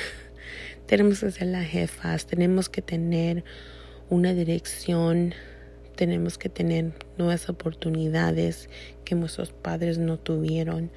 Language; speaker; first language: Spanish; early bilingual, heritage; Spanish